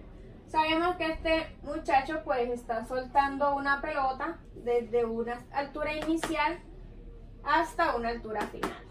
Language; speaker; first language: Spanish; native; Spanish